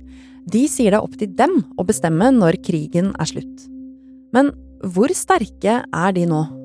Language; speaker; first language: Norwegian; native; Norwegian